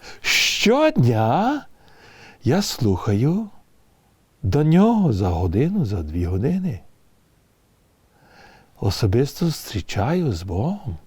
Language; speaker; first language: Ukrainian; early bilingual, heritage; English